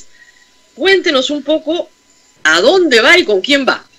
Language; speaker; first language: Spanish; native; Spanish